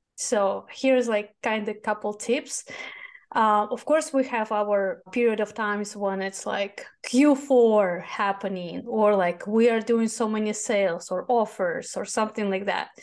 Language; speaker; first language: English; non-native, fluent; Russian